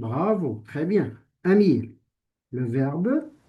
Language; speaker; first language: French; non-native, local second language; Arabic